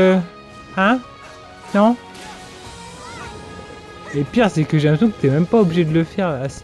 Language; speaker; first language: French; native; French